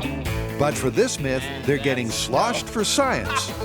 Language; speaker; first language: English; native; English